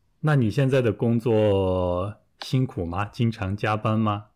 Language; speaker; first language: Chinese; native; Chinese